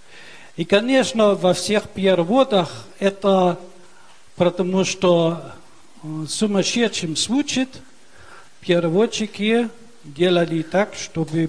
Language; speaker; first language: Russian; early bilingual, heritage; Russian